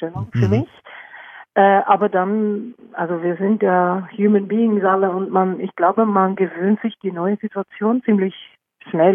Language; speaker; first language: German; non-native, fluent; Norwegian